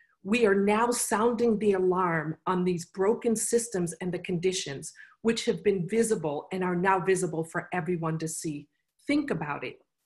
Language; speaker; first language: English; native; English